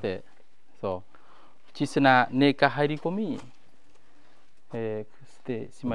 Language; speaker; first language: Japanese; non-native, fluent; Khmer